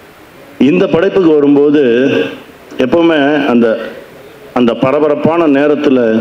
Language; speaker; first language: Tamil; native; Tamil